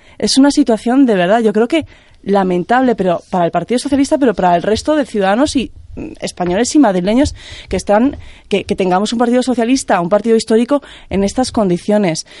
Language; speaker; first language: Spanish; native; Spanish